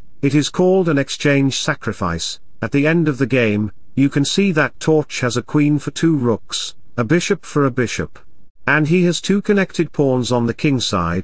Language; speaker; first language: English; non-native, local second language; Hindi